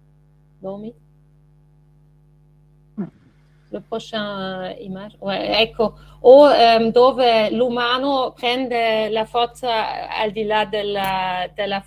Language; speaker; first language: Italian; non-native, fluent; French